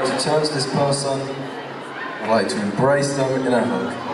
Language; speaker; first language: English; native; English